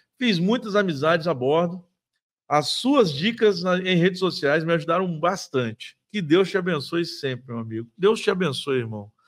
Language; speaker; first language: Portuguese; native; Portuguese